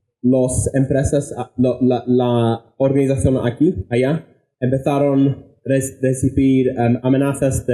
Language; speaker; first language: Spanish; non-native, fluent; English